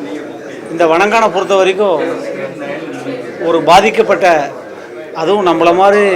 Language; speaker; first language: Tamil; native; Tamil